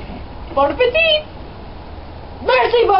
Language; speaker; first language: French; non-native, learner; English